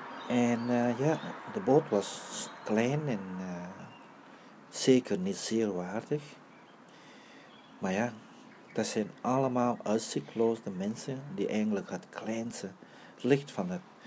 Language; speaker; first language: Dutch; early bilingual, other home language; Vietnamese